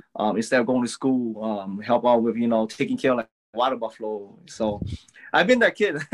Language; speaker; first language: English; early bilingual, other home language; Lao